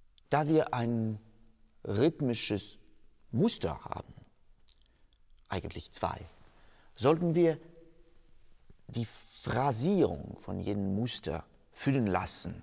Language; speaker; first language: German; non-native, fluent; French